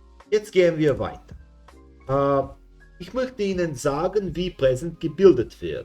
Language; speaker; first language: German; non-native, fluent; Serbian